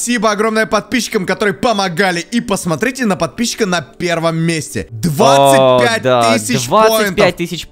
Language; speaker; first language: Russian; native; Russian